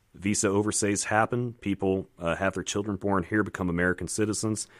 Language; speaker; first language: English; native; English